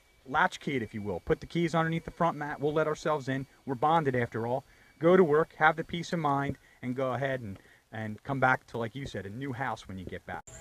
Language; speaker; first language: English; native; English